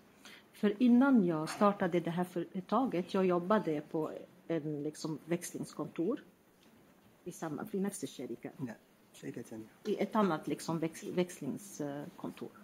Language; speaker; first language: Swedish; non-native, fluent; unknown